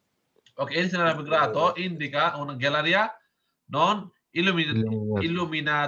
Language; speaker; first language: Italian; non-native, learner; Bangla